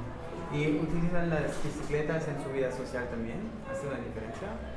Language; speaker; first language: Spanish; non-native, learner; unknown